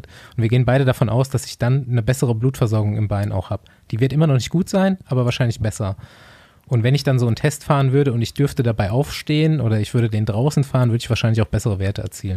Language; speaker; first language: German; native; German